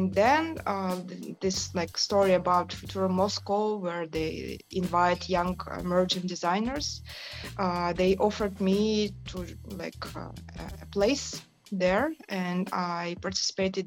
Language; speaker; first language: English; non-native, fluent; Yakut